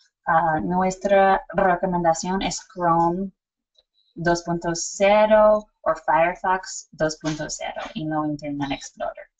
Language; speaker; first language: Spanish; non-native, fluent; English